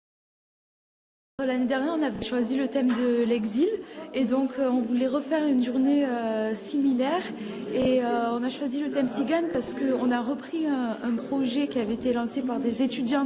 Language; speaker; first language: French; native; French